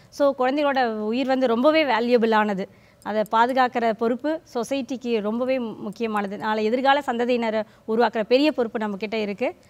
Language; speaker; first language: Tamil; native; Tamil